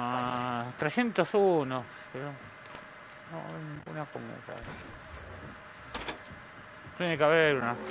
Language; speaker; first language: Spanish; native; Spanish